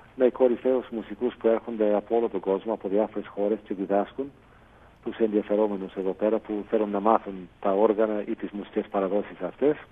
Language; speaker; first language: Greek; non-native, fluent; English